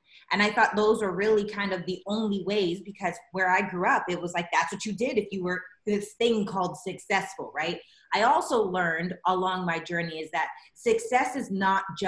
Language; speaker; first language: English; native; English